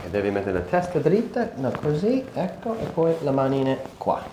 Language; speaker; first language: Italian; non-native, learner; English